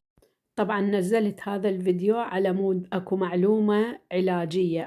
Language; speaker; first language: Arabic; native; Arabic